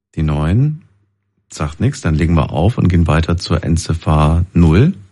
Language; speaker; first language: German; native; German